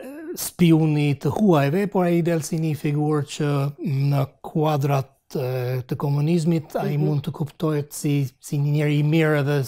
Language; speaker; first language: Albanian; non-native, fluent; English